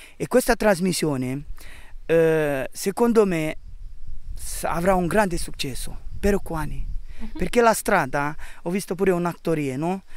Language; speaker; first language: Italian; non-native, fluent; Romanian